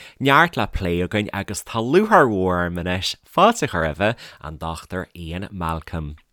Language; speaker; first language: Irish; native; Irish